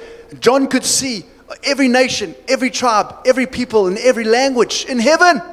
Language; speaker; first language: English; native; English